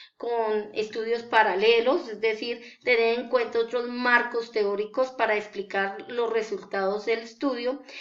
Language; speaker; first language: Spanish; native; Spanish